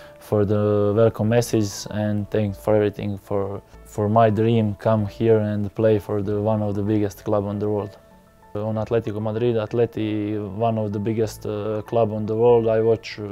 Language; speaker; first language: English; non-native, learner; Croatian